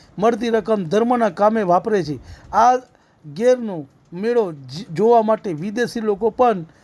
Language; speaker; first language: Gujarati; native; Gujarati